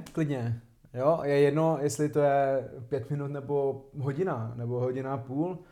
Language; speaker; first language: Czech; non-native, fluent; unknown